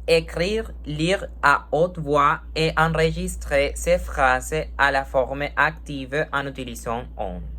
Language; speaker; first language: French; non-native, learner; Spanish